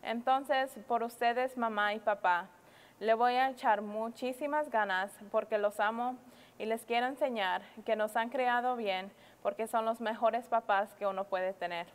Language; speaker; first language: Spanish; early bilingual, heritage; Spanish